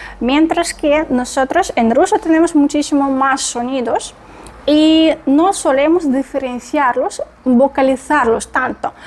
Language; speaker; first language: Spanish; non-native, fluent; Russian